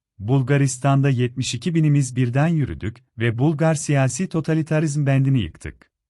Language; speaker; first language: Turkish; native; Turkish